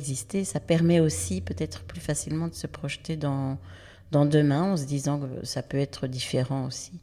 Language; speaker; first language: French; native; French